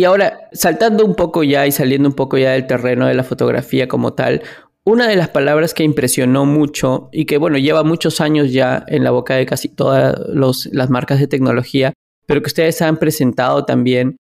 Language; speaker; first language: Spanish; native; Spanish